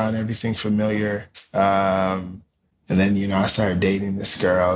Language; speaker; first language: English; native; English